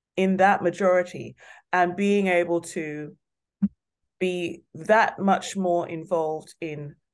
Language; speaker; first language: English; non-native, local second language; Yoruba